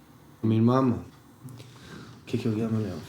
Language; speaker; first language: Swedish; early bilingual, other home language; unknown